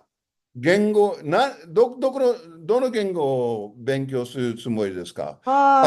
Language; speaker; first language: Japanese; non-native, fluent; English